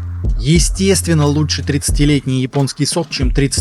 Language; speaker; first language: Russian; native; Russian